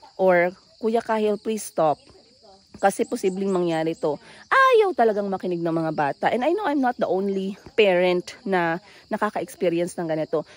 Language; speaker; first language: Filipino; non-native, local second language; Hiligaynon